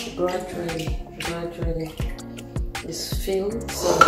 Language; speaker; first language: English; non-native, local second language; Igbo